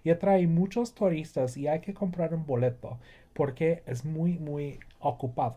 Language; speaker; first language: Spanish; non-native, fluent; English